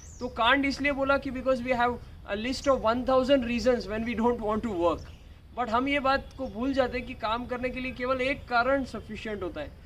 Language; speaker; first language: Hindi; non-native, local second language; Marathi